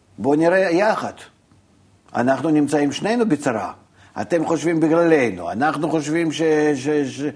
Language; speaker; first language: Hebrew; non-native, fluent; Russian